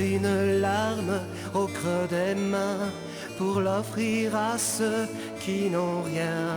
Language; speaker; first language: French; non-native, local second language; Arabic